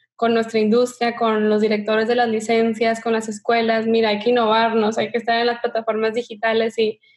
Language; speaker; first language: Spanish; native; Spanish